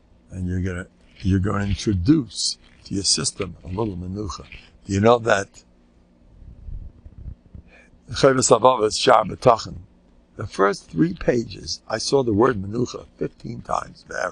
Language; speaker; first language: English; native; English